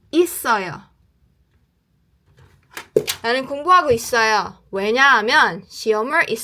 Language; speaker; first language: Korean; non-native, learner; Cebuano